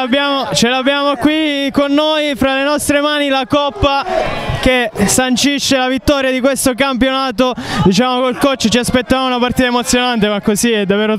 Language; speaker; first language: Italian; native; Italian